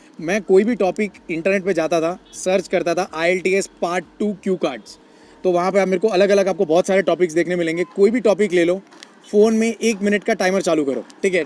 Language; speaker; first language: Hindi; non-native, local second language; Gujarati